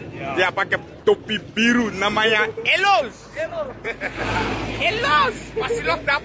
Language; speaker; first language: Indonesian; non-native, learner; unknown